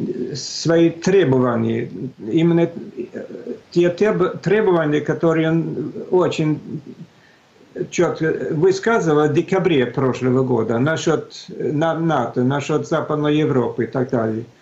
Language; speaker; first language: Russian; non-native, fluent; Swedish